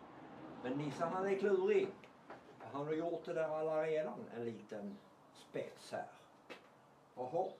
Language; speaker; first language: Swedish; native; Swedish